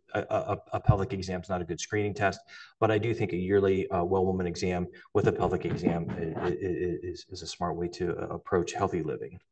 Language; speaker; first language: English; native; English